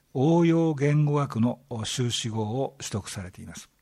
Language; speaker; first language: Japanese; native; Japanese